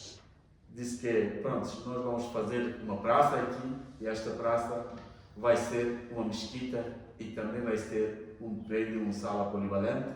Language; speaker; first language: Portuguese; non-native, learner; Bangla